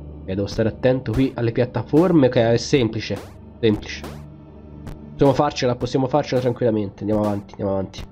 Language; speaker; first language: Italian; native; Italian